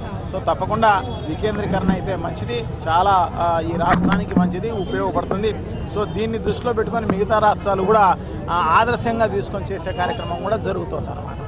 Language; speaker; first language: Telugu; native; Telugu